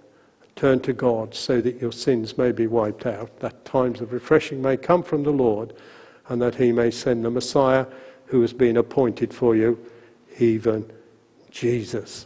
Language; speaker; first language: English; native; English